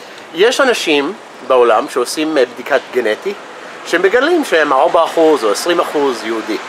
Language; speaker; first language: Hebrew; non-native, fluent; English